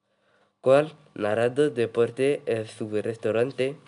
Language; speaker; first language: Spanish; non-native, learner; French